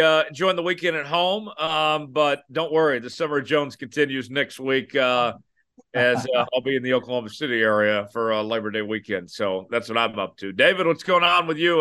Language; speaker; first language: English; native; English